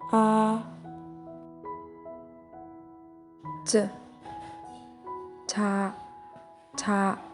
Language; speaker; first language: Korean; native; Korean